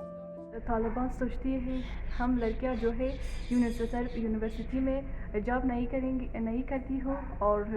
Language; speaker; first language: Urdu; non-native, learner; Persian